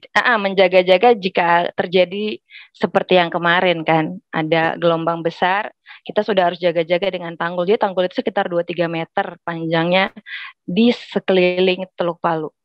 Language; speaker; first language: Indonesian; native; Indonesian